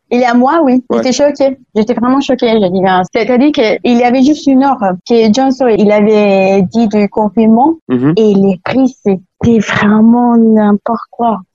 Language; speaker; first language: French; non-native, fluent; Italian